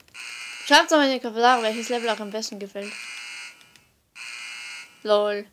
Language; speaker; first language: German; native; German